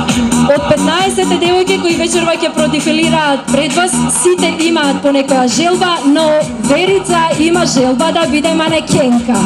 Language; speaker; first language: Macedonian; native; Macedonian